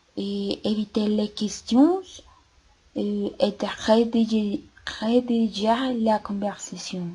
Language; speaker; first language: French; non-native, learner; Spanish